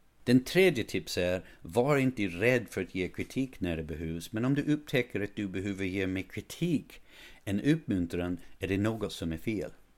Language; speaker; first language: Swedish; non-native, fluent; English